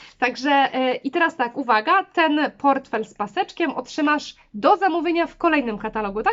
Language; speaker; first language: Polish; native; Polish